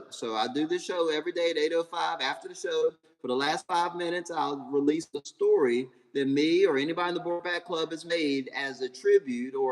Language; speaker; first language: English; native; English